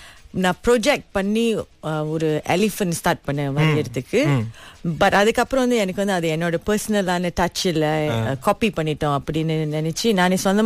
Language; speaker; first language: Tamil; early bilingual, heritage; Tamil